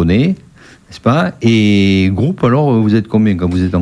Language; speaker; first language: French; native; French